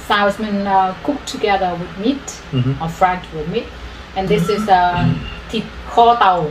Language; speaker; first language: English; non-native, fluent; Vietnamese